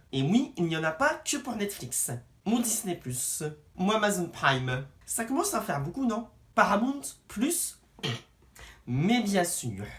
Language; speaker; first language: French; native; French